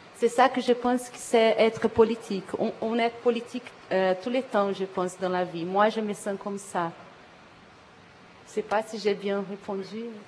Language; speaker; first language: French; non-native, fluent; Portuguese